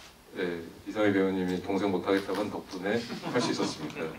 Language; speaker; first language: Korean; native; Korean